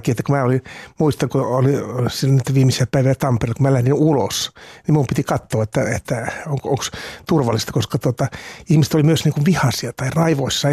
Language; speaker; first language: Finnish; native; Finnish